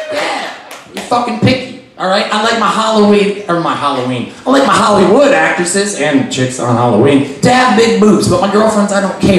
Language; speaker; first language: English; native; English